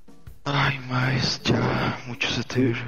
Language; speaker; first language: Spanish; native; Spanish